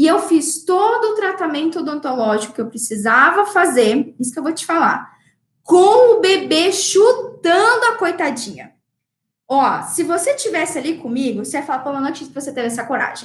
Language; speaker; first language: Portuguese; native; Portuguese